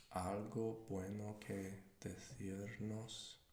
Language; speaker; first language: Spanish; non-native, learner; English